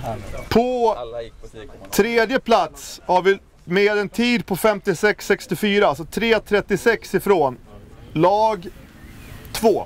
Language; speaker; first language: Swedish; native; Swedish